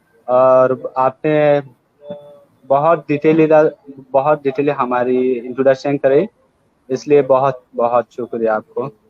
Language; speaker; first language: Hindi; non-native, learner; Rohingya